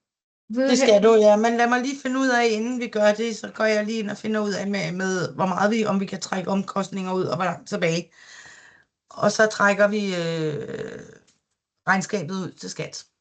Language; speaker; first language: Danish; native; Danish